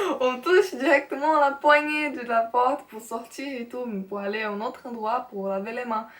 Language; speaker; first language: French; non-native, fluent; Portuguese